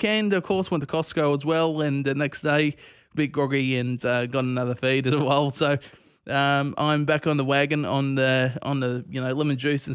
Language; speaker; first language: English; native; English